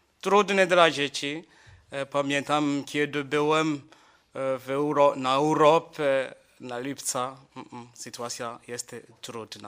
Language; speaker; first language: Polish; non-native, learner; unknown